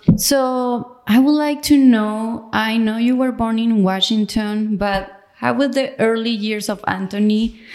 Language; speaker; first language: English; non-native, fluent; Spanish